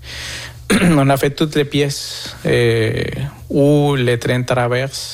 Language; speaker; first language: French; non-native, fluent; Spanish